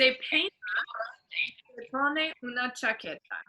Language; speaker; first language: Spanish; non-native, fluent; English